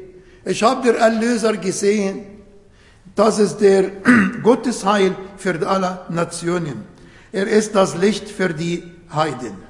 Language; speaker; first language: German; non-native, fluent; Arabic